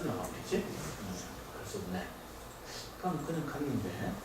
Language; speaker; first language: Korean; native; Korean